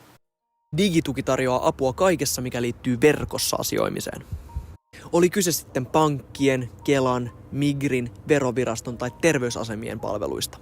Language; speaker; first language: Finnish; native; Finnish